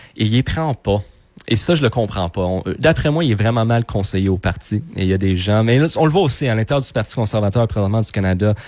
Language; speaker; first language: French; native; French